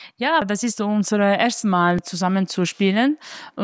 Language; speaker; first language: German; non-native, fluent; Italian